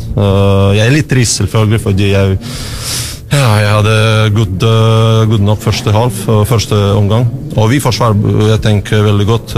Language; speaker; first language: Norwegian; non-native, learner; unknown